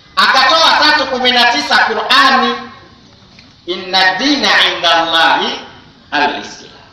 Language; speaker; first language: Swahili; native; Swahili